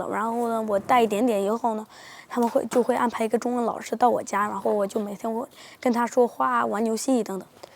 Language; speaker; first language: Chinese; early bilingual, heritage; Spanish